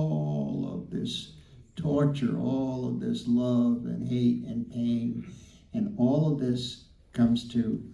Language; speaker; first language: English; native; English